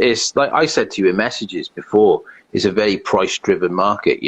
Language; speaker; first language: English; native; English